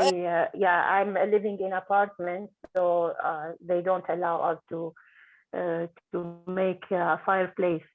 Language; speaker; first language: English; non-native, learner; Arabic